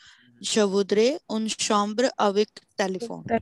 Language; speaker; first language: French; non-native, learner; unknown